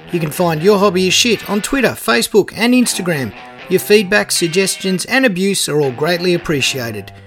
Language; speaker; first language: English; native; English